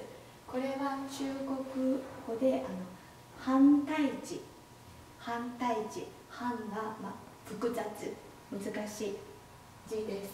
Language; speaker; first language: Japanese; non-native, fluent; Chinese